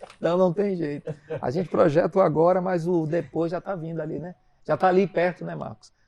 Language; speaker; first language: Portuguese; native; Portuguese